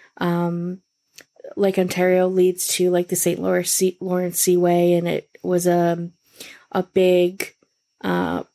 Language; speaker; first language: English; native; English